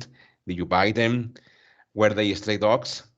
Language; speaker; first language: English; non-native, learner; Spanish